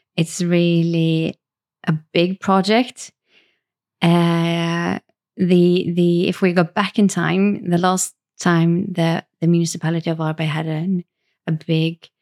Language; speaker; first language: English; non-native, fluent; Swedish